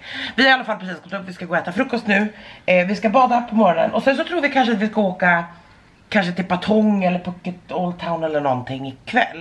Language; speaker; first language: Swedish; native; Swedish